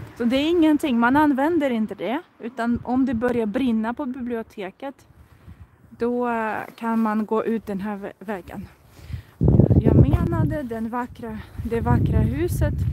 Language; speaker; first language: Swedish; non-native, fluent; Russian